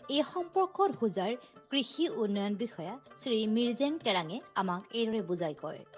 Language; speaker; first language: Assamese; native; Assamese